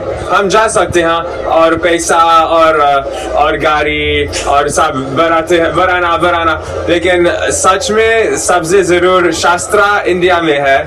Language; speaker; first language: Hindi; non-native, learner; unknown